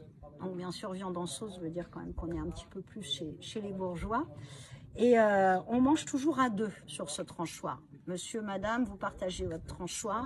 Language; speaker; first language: French; native; French